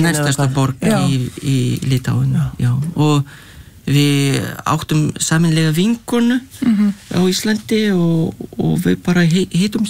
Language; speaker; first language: Icelandic; non-native, fluent; Lithuanian